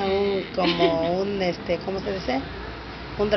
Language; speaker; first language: Spanish; native; Spanish